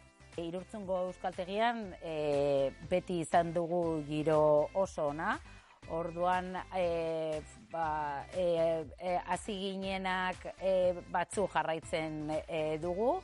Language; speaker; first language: Basque; non-native, learner; Spanish